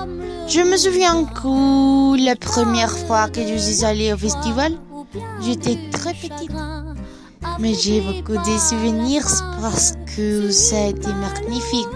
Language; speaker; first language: French; non-native, learner; Spanish